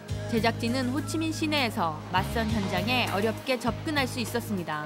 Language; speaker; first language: Korean; native; Korean